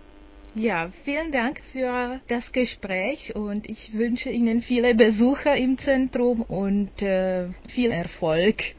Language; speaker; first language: German; non-native, fluent; Czech